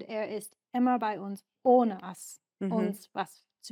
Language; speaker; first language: German; non-native, learner; English